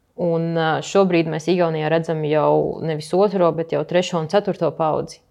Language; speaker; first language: Latvian; native; Latvian